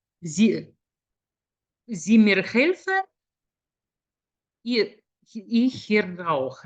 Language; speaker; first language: German; non-native, fluent; Lithuanian